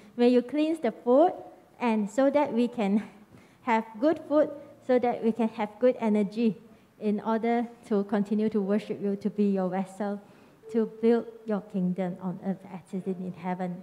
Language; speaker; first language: English; non-native, local second language; Chinese